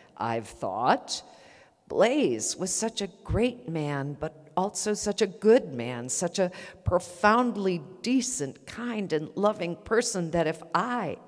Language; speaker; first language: English; native; English